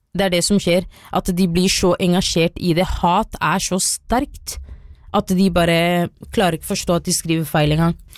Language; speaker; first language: Norwegian; early bilingual, other home language; Somali